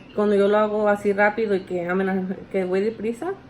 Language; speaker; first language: Spanish; early bilingual, heritage; Spanish